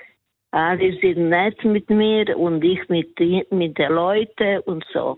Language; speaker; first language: German; non-native, fluent; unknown